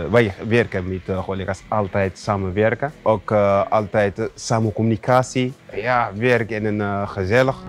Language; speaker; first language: Dutch; non-native, learner; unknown